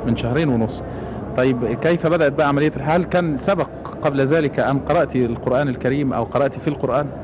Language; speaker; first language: Arabic; native; Arabic